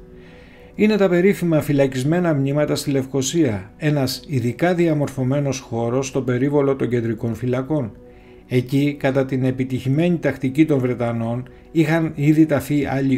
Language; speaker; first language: Greek; native; Greek